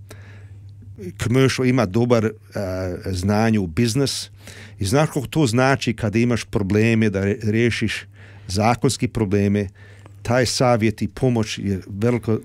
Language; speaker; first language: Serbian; early bilingual, heritage; Serbian